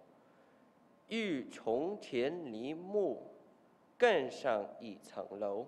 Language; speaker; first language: Chinese; non-native, learner; English